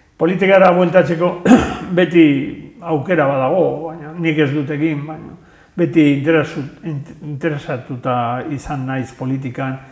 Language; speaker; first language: Basque; non-native, local second language; Spanish